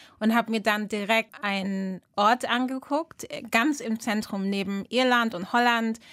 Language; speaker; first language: German; early bilingual, other home language; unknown